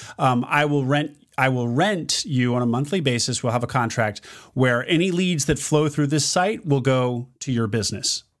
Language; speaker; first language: English; native; English